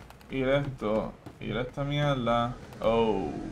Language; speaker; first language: Spanish; early bilingual, heritage; Spanish